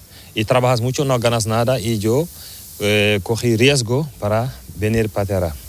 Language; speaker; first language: Spanish; non-native, learner; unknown